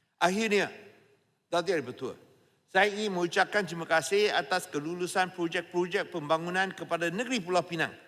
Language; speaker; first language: Malay; non-native, local second language; Chinese